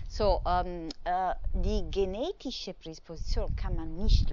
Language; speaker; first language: German; non-native, fluent; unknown